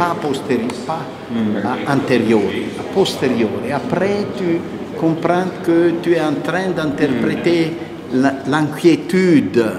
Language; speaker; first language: French; non-native, fluent; Italian